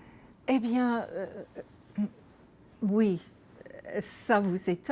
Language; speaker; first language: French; non-native, fluent; English